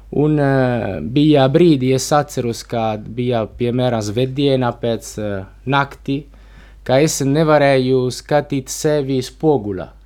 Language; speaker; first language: Latvian; non-native, learner; Italian